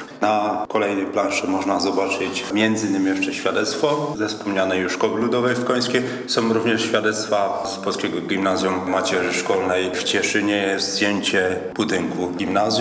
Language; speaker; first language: Polish; native; Polish